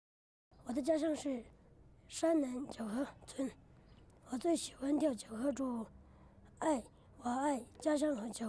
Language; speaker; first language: Chinese; non-native, local second language; Tibetan